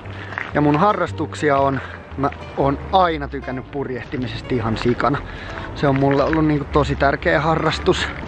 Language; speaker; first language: Finnish; native; Finnish